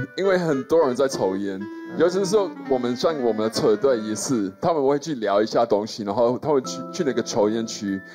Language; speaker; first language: Chinese; non-native, fluent; English